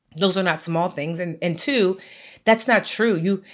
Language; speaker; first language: English; early bilingual, other home language; Yoruba